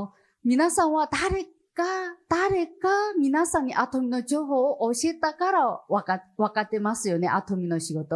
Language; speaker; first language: Japanese; non-native, fluent; Chinese